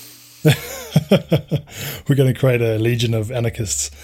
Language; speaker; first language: English; native; English